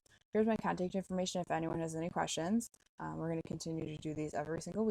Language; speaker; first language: English; native; English